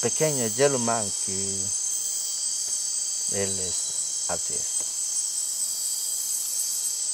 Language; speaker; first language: Spanish; non-native, local second language; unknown